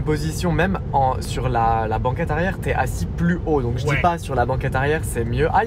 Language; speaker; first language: French; native; French